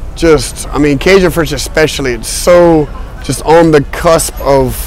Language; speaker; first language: English; native; English